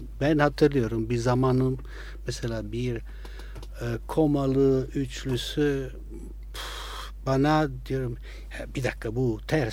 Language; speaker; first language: Turkish; non-native, fluent; Italian